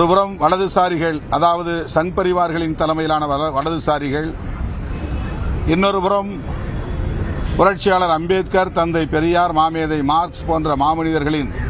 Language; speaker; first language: Tamil; native; Tamil